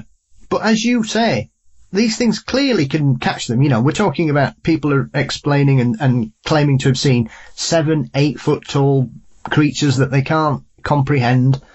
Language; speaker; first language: English; native; English